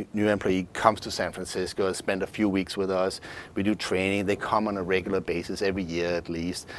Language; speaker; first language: English; non-native, fluent; Danish